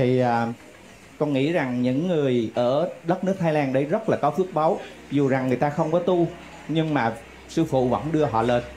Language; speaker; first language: Vietnamese; native; Vietnamese